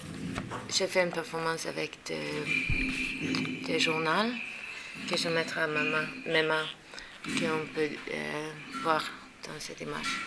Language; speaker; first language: French; non-native, learner; Norwegian